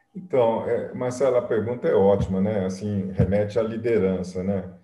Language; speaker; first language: Portuguese; native; Portuguese